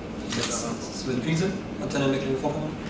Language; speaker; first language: German; native; German